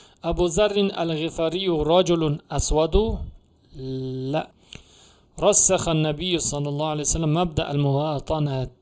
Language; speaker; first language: Arabic; non-native, fluent; Uzbek